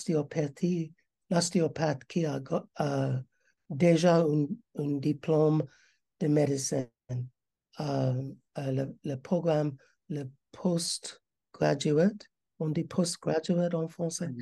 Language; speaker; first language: French; non-native, learner; English